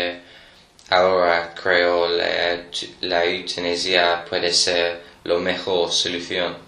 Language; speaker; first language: Spanish; non-native, learner; English